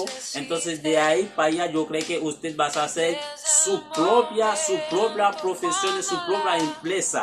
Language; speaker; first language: Spanish; non-native, learner; Haitian Creole